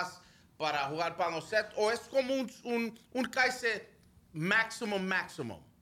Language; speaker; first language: Spanish; early bilingual, heritage; Spanish